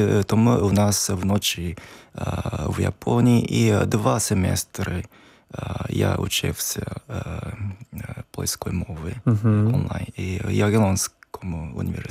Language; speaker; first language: Ukrainian; non-native, learner; Japanese